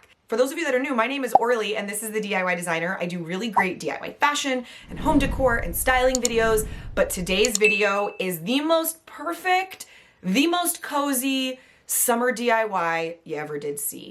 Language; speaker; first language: English; native; English